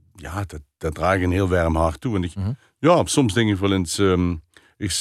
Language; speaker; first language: Dutch; native; Dutch